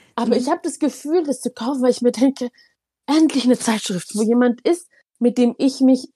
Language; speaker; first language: German; early bilingual, other home language; Tigrinya